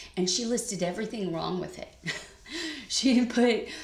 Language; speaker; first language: English; native; English